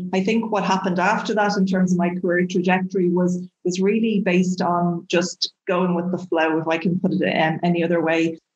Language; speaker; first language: English; native; English